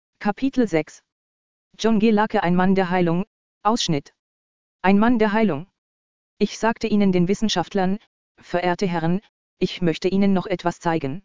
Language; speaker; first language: German; native; German